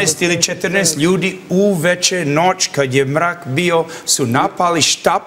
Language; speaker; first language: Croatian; early bilingual, heritage; English